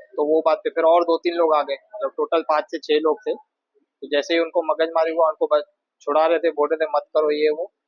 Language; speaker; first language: Hindi; native; Hindi